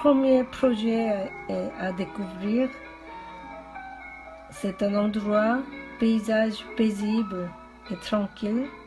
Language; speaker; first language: French; non-native, fluent; Korean